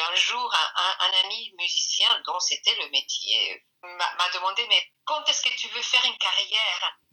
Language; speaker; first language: French; non-native, fluent; Spanish